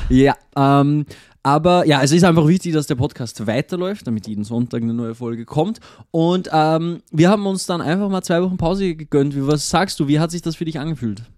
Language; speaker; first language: German; native; German